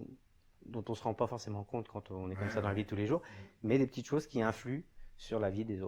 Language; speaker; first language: French; native; French